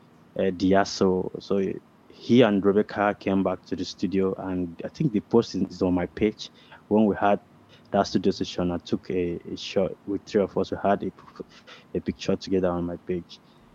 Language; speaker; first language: English; non-native, local second language; Ibibio